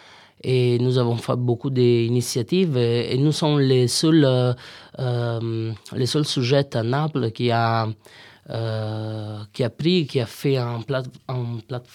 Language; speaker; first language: French; non-native, learner; Italian